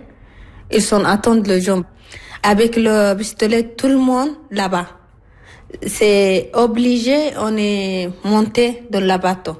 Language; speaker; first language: French; non-native, learner; Arabic